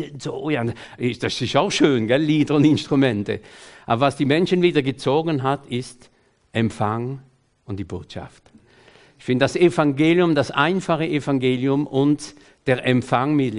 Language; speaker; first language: German; non-native, fluent; French